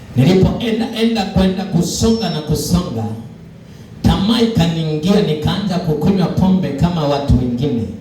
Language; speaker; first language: Swahili; non-native, local second language; Luyia